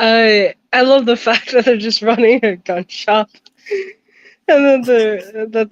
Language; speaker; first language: English; native; English